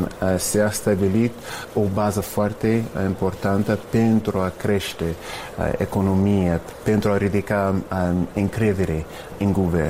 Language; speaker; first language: Romanian; non-native, fluent; English